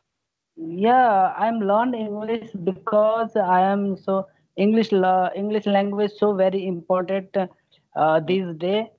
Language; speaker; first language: English; non-native, learner; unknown